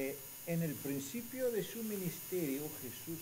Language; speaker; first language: Spanish; non-native, fluent; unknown